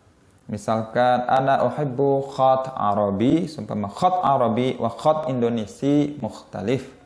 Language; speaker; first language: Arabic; non-native, fluent; Indonesian